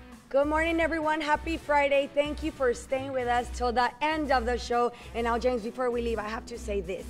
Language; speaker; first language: English; early bilingual, other home language; Spanish